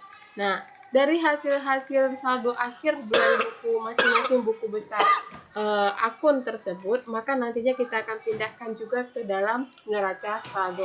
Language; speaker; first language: Indonesian; native; Indonesian